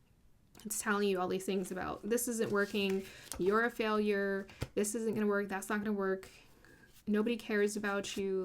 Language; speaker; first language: English; native; English